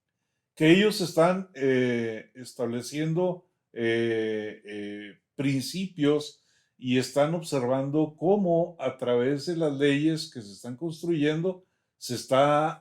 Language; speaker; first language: Spanish; native; Spanish